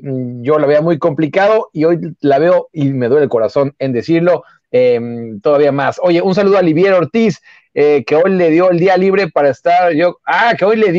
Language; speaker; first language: Spanish; native; Spanish